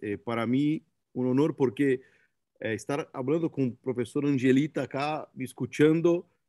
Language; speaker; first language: Spanish; non-native, fluent; Portuguese